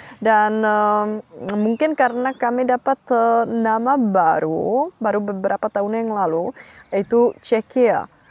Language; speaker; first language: Indonesian; non-native, fluent; Czech